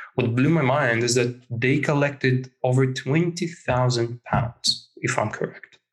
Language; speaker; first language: English; non-native, fluent; Russian